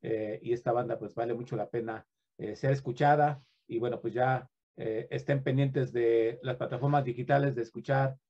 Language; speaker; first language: Spanish; native; Spanish